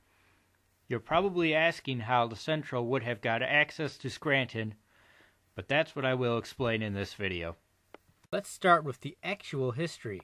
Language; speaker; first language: English; native; English